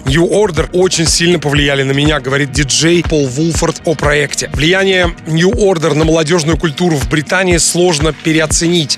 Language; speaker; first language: Russian; native; Russian